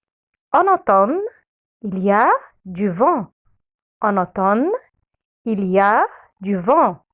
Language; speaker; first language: French; non-native, fluent; Arabic